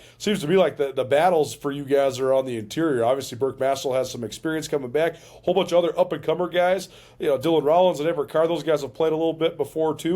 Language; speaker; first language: English; native; English